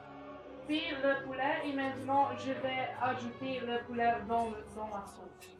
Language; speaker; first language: French; non-native, learner; Dutch